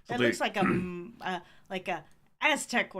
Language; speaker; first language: English; native; English